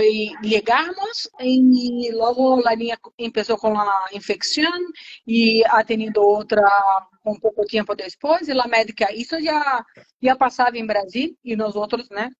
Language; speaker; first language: Spanish; non-native, learner; Portuguese